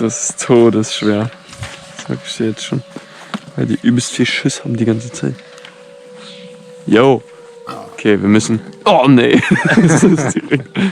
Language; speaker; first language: German; native; German